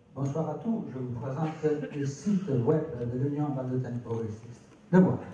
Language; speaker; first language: French; non-native, local second language; Italian